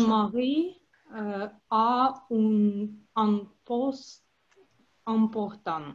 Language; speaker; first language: French; non-native, learner; Russian